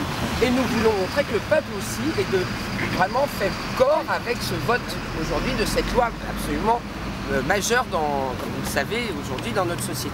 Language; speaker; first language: French; native; French